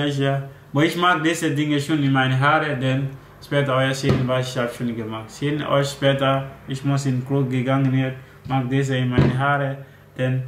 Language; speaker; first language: German; non-native, learner; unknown